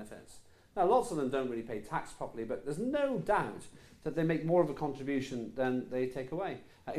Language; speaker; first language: English; non-native, local second language; Estonian